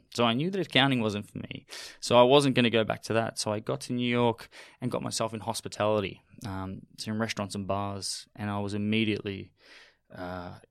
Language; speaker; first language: English; native; English